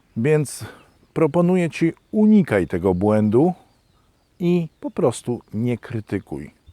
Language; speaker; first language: Polish; native; Polish